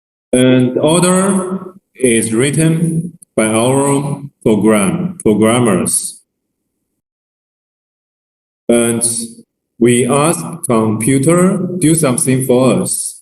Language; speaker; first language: English; non-native, learner; Chinese